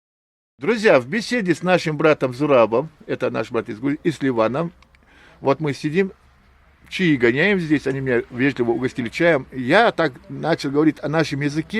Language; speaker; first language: Russian; non-native, local second language; Ingush